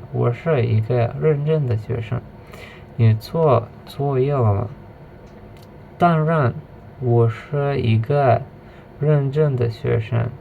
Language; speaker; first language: Chinese; non-native, learner; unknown